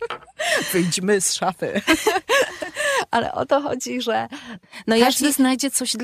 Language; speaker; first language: Polish; native; Polish